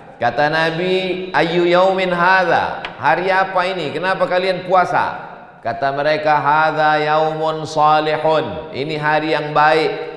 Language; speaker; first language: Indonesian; native; Indonesian